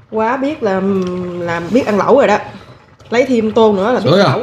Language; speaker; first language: Vietnamese; native; Vietnamese